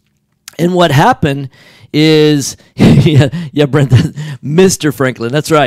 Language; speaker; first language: English; native; English